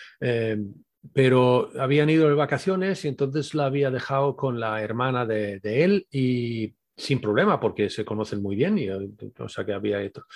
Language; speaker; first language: Spanish; native; Spanish